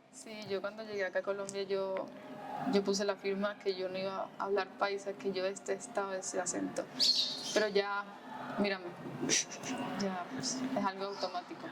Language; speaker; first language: Spanish; native; Spanish